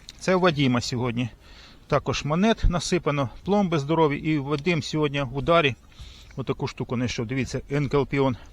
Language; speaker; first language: Ukrainian; native; Ukrainian